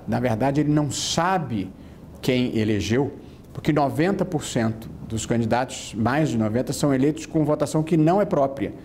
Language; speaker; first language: Portuguese; native; Portuguese